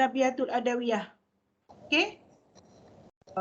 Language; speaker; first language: Malay; native; Malay